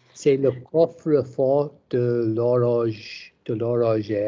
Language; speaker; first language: French; non-native, learner; English